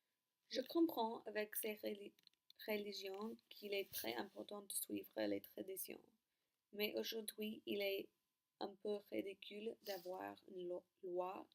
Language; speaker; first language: French; non-native, learner; English